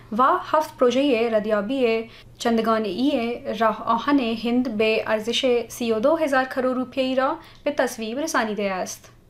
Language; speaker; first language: Persian; non-native, fluent; Hindi